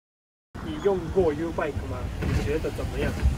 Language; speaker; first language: Chinese; non-native, fluent; Japanese